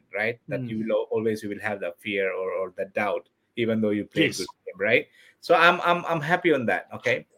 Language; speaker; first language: English; non-native, local second language; Tamil